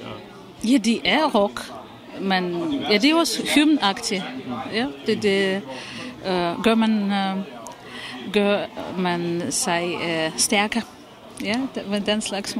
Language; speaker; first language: Danish; non-native, fluent; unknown